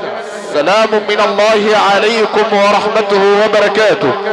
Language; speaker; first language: Arabic; native; Arabic